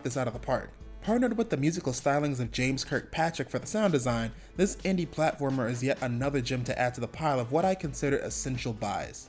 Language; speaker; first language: English; native; English